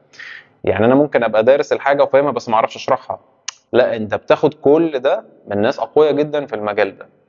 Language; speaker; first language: Arabic; native; Arabic